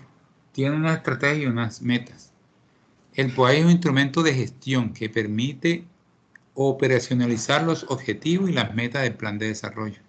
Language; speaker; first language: Spanish; native; Spanish